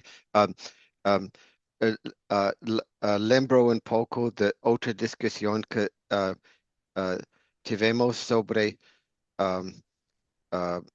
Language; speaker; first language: Portuguese; non-native, learner; English